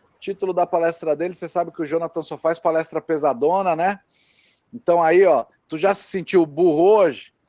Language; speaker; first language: Portuguese; native; Portuguese